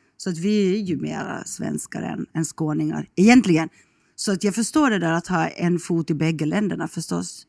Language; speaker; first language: Swedish; native; Swedish